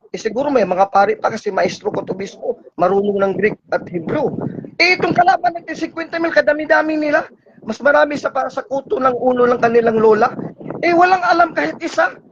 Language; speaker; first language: Filipino; non-native, local second language; Cebuano